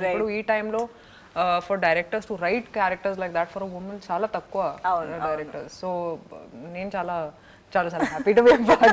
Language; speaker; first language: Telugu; non-native, local second language; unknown